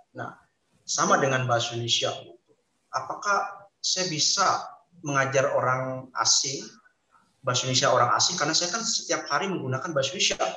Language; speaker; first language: Indonesian; native; Indonesian